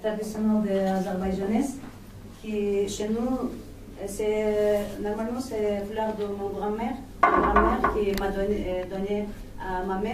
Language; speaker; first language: French; non-native, learner; Azerbaijani